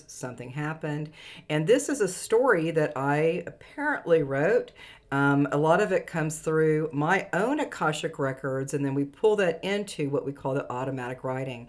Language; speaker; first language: English; native; English